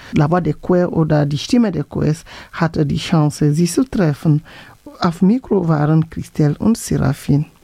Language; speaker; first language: German; non-native, fluent; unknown